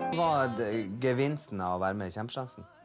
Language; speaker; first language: Norwegian; native; Norwegian